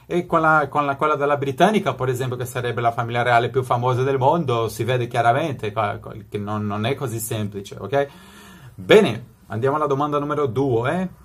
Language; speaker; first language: Italian; non-native, fluent; Spanish